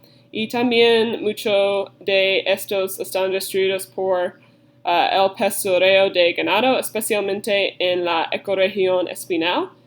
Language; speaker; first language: Spanish; non-native, learner; English